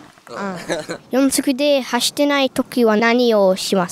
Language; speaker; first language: Japanese; non-native, learner; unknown